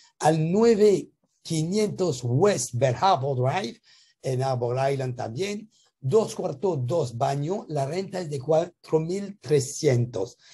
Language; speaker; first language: Spanish; non-native, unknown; French